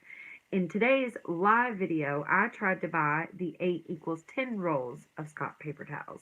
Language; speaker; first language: English; native; English